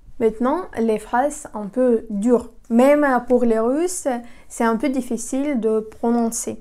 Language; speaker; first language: French; non-native, fluent; Russian